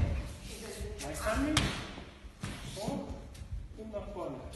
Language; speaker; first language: German; non-native, learner; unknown